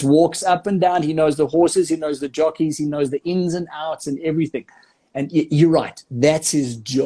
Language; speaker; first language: English; native; English